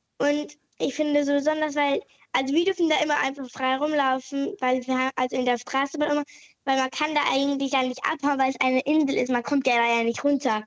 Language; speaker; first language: German; native; German